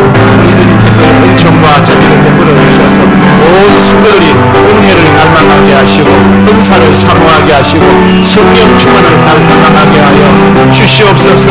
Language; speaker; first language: Korean; native; Korean